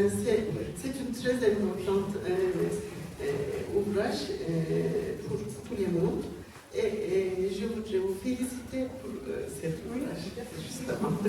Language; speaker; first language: French; non-native, learner; Turkish